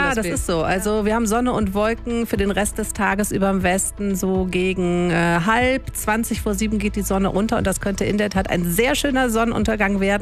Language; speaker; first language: German; native; German